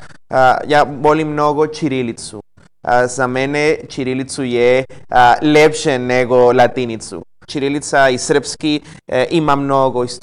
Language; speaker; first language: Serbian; non-native, learner; Spanish